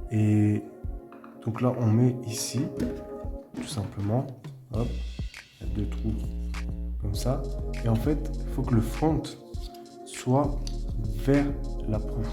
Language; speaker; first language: French; native; French